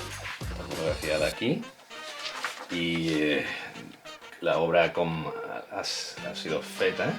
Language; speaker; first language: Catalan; non-native, local second language; Spanish